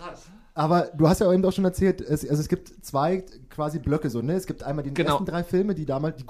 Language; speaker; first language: German; native; German